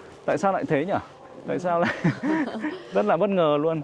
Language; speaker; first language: Vietnamese; native; Vietnamese